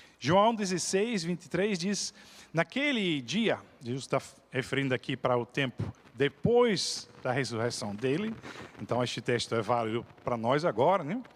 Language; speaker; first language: Portuguese; non-native, fluent; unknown